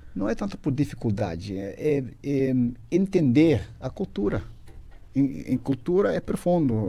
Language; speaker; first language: Portuguese; non-native, fluent; Dutch